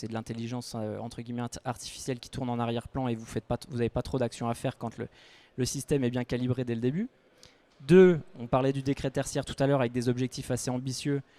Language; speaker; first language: French; native; French